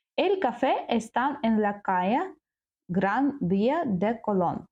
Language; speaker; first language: Spanish; non-native, learner; Ukrainian